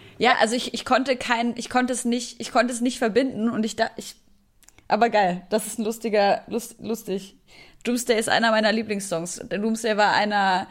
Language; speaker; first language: German; early bilingual, other home language; Arabic